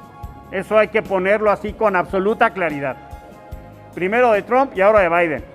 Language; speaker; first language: Spanish; native; Spanish